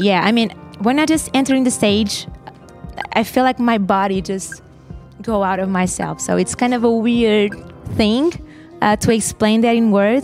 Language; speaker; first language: English; non-native, fluent; Portuguese